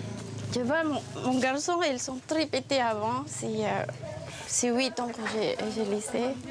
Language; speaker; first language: French; non-native, learner; Filipino